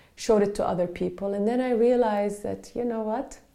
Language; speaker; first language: English; non-native, fluent; Arabic